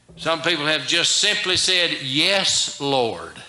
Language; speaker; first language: English; native; English